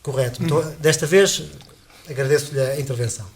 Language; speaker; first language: Portuguese; native; Portuguese